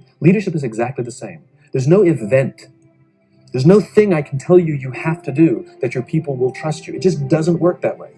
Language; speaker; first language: English; native; English